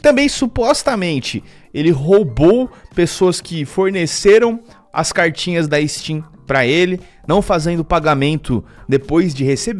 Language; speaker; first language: Portuguese; native; Portuguese